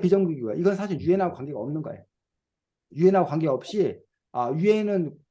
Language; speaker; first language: Korean; native; Korean